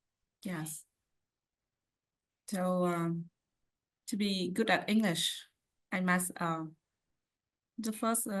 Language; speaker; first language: English; non-native, learner; Vietnamese